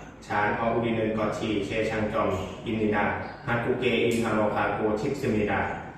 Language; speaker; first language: Korean; non-native, learner; Thai